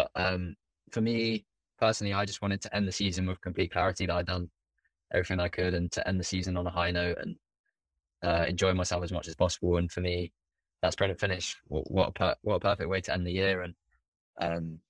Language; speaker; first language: English; native; English